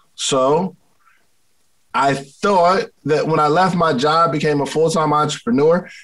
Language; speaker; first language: English; native; English